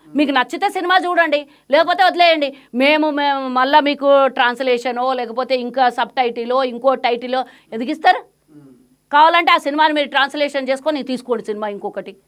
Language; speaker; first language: Telugu; native; Telugu